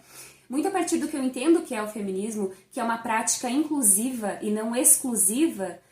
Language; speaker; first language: Portuguese; native; Portuguese